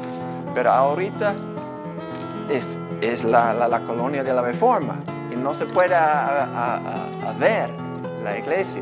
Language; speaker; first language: Spanish; non-native, learner; English